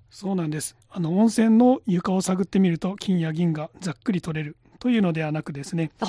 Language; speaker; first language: Japanese; native; Japanese